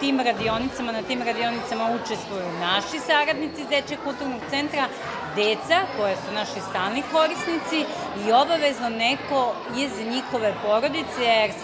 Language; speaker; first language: Serbian; native; Serbian